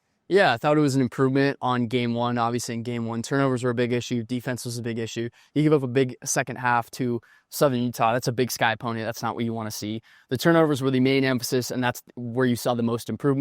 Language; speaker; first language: English; native; English